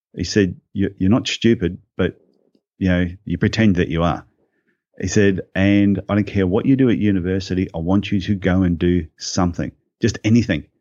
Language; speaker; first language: English; native; English